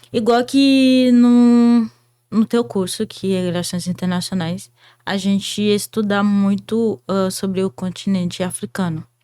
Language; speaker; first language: Portuguese; non-native, fluent; Haitian Creole